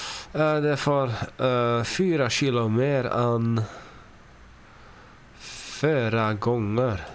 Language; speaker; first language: Swedish; non-native, learner; English